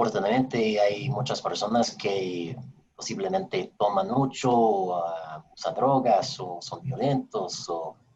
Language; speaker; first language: Spanish; non-native, fluent; English